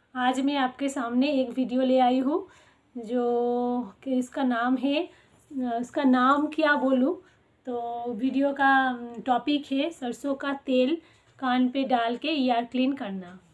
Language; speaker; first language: Hindi; non-native, local second language; Bangla